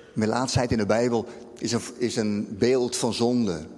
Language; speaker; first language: Dutch; native; Dutch